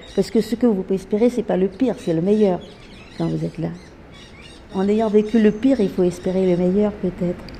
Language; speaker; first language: French; native; French